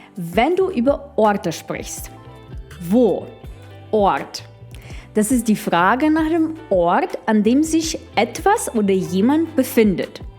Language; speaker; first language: German; non-native, fluent; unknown